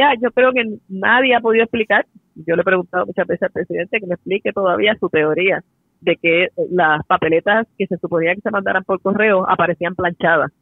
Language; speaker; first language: Spanish; native; Spanish